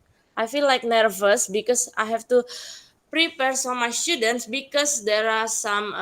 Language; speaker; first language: English; non-native, learner; Indonesian